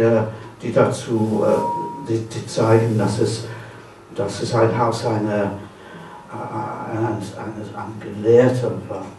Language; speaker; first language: German; non-native, fluent; English